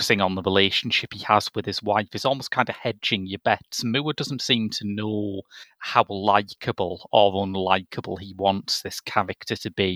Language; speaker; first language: English; native; English